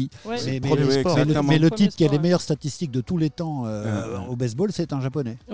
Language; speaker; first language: French; native; French